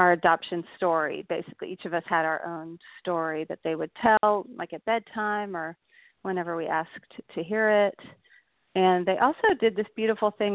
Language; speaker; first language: English; native; English